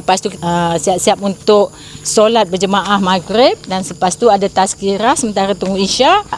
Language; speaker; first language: Malay; native; Malay